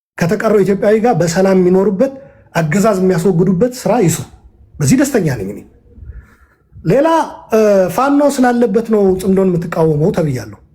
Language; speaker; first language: Amharic; non-native, local second language; Tigrinya